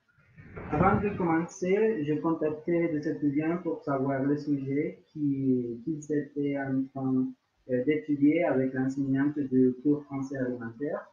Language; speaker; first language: French; non-native, learner; Spanish